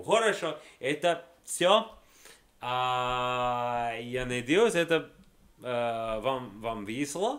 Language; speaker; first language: Russian; non-native, learner; English